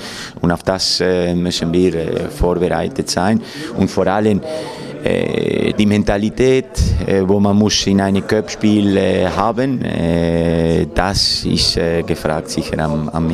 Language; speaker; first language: German; non-native, fluent; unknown